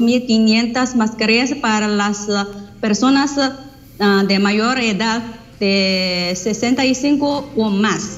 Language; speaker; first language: Spanish; non-native, fluent; Chinese